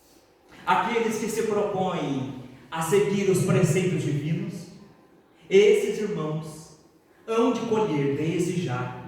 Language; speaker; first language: Portuguese; native; Portuguese